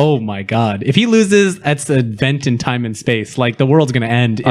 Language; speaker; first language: English; native; English